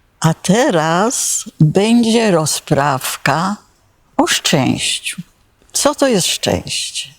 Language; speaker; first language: Polish; native; Polish